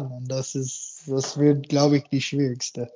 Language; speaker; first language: German; non-native, fluent; English